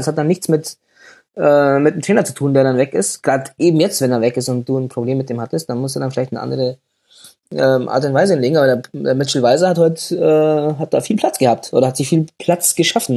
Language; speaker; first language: German; native; German